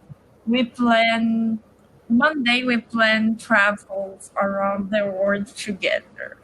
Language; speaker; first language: English; non-native, learner; Portuguese